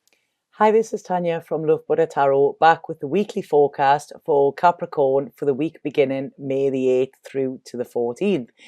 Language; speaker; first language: English; native; English